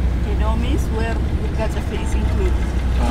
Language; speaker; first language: English; non-native, fluent; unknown